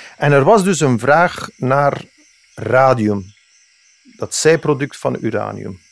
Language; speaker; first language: Dutch; early bilingual, other home language; English